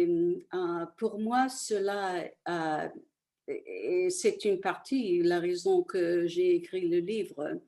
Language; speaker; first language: French; early bilingual, other home language; Italian